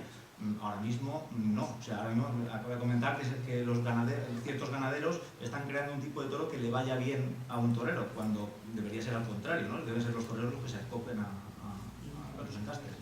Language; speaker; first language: Spanish; native; Spanish